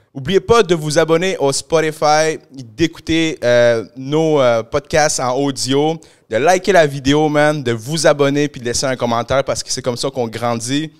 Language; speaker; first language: French; early bilingual, other home language; Spanish